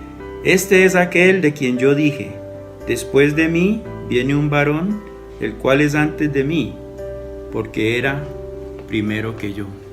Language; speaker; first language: Spanish; native; Spanish